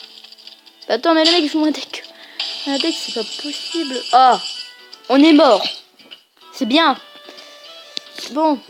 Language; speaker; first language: French; native; French